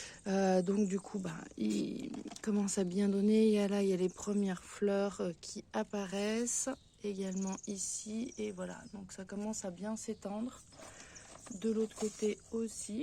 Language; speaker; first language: French; native; French